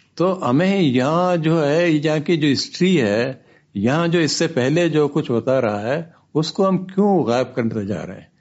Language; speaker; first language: Urdu; non-native, local second language; Baluchi